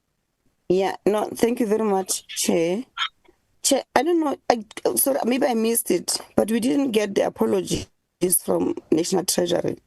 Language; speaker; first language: English; non-native, local second language; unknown